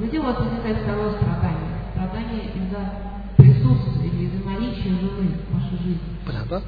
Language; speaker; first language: Russian; native; Russian